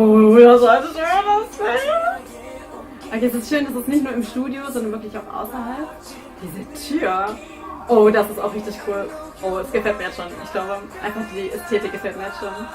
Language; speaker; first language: German; native; German